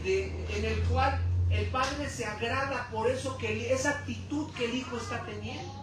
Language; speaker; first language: Spanish; native; Spanish